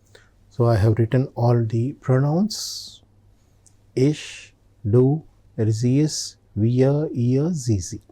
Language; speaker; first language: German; non-native, fluent; Telugu